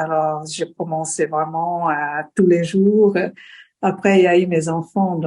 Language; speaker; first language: French; non-native, fluent; Portuguese